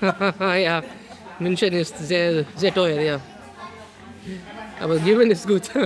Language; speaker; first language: German; non-native, learner; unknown